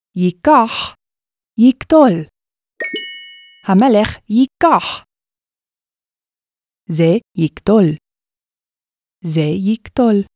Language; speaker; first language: Hebrew; non-native, fluent; English